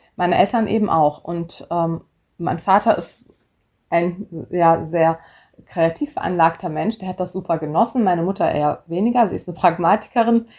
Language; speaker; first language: German; early bilingual, other home language; Turkish